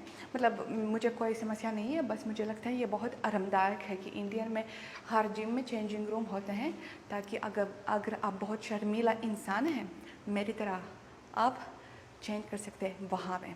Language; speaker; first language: Hindi; non-native, fluent; Russian